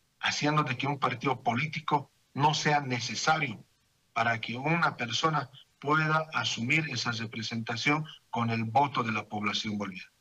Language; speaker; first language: Spanish; native; Spanish